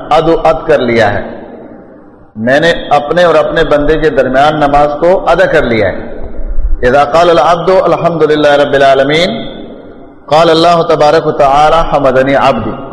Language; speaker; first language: Urdu; non-native, local second language; Pashto